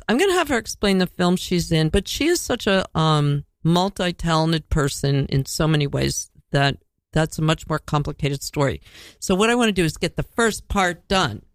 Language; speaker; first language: English; native; English